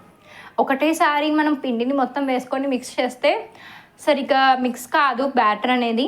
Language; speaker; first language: Telugu; native; Telugu